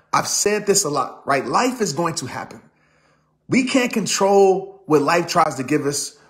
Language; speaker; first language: English; native; English